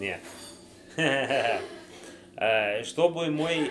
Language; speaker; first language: Russian; non-native, learner; English